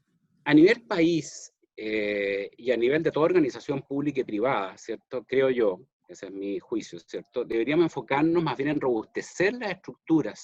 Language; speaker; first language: Spanish; native; Spanish